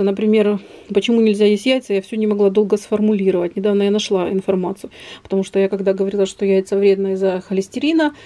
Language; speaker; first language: Russian; native; Russian